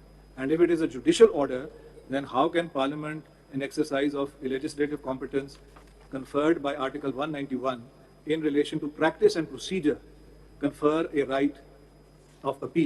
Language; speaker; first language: English; non-native, local second language; Urdu